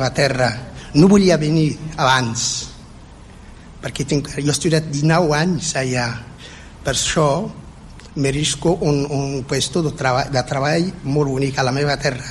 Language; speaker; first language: Catalan; non-native, fluent; Berber languages